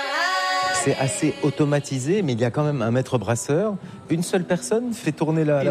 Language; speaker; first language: French; native; French